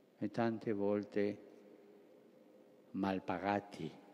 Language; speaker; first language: Italian; non-native, fluent; Spanish